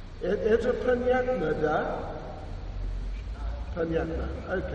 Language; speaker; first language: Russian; non-native, learner; English